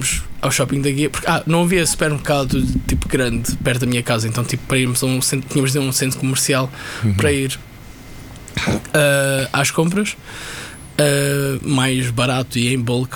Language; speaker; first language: Portuguese; native; Portuguese